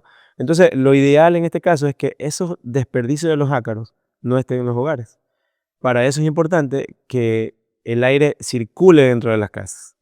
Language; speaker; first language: Spanish; native; Spanish